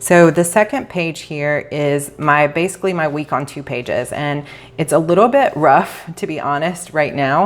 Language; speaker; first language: English; native; English